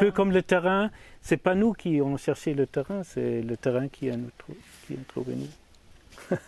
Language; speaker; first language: French; non-native, learner; German